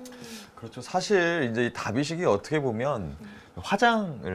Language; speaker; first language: Korean; native; Korean